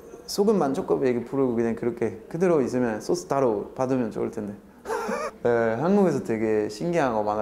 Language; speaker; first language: Korean; non-native, fluent; French